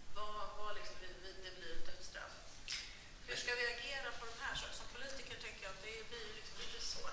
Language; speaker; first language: Swedish; native; Swedish